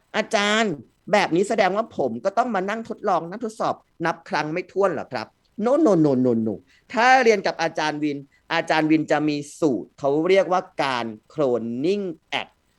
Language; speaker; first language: Thai; native; Thai